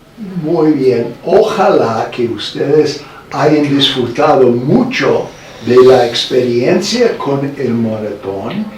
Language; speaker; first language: Spanish; non-native, fluent; English